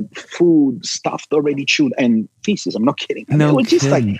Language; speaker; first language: English; non-native, fluent; Italian